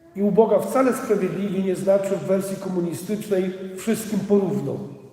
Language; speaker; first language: Polish; native; Polish